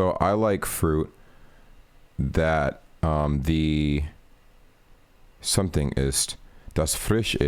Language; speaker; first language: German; non-native, learner; English